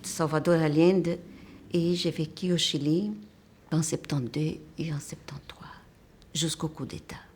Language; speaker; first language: French; non-native, fluent; Portuguese